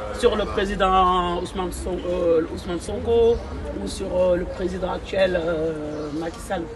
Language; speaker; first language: French; non-native, local second language; Wolof